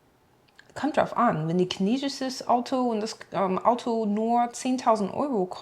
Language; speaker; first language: German; non-native, fluent; English